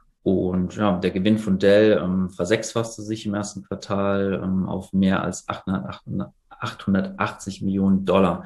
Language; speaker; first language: German; native; German